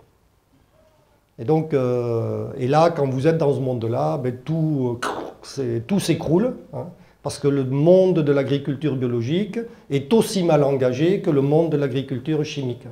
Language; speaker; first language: French; early bilingual, other home language; German